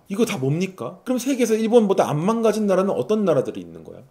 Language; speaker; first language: Korean; native; Korean